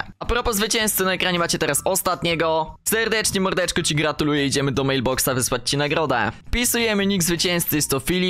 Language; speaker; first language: Polish; native; Polish